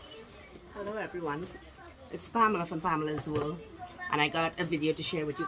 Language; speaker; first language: English; native; English